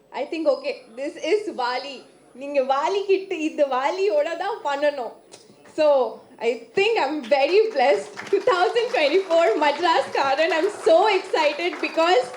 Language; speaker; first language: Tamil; non-native, learner; Malayalam